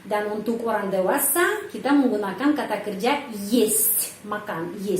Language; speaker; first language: Indonesian; non-native, fluent; Russian